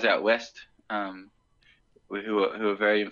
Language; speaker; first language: English; native; English